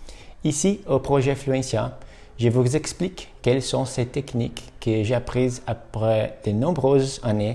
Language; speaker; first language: French; non-native, fluent; Portuguese